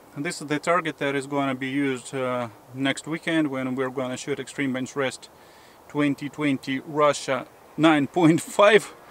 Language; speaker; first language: English; non-native, fluent; Russian